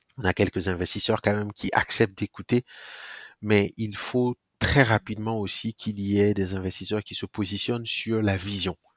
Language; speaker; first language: French; non-native, local second language; Mossi